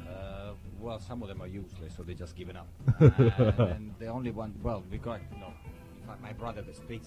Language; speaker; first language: English; non-native, fluent; Italian